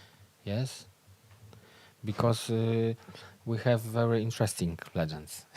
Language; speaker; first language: English; non-native, learner; Polish